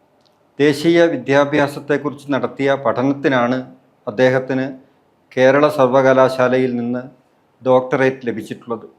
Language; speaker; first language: Malayalam; native; Malayalam